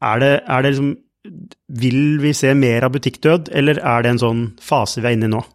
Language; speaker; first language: Norwegian; native; Norwegian